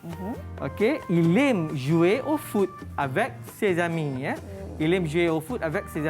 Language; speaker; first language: French; non-native, fluent; Malay